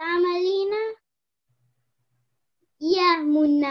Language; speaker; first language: Arabic; non-native, learner; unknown